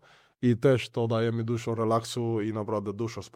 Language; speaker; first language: Polish; non-native, learner; Spanish